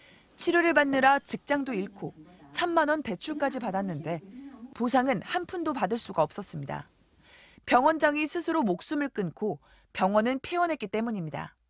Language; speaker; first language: Korean; native; Korean